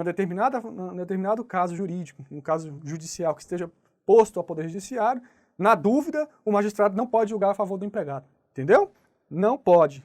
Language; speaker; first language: Portuguese; native; Portuguese